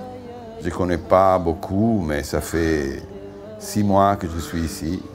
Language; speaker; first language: French; non-native, fluent; Italian